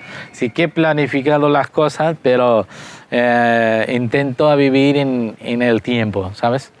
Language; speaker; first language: Spanish; non-native, fluent; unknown